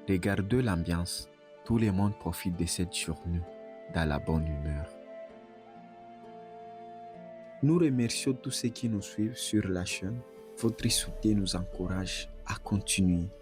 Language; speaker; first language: French; non-native, local second language; Swahili